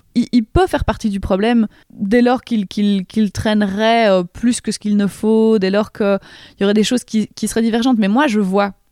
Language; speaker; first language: French; native; French